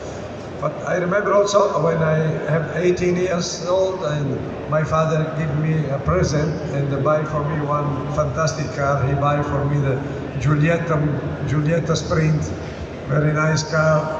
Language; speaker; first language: English; non-native, learner; Italian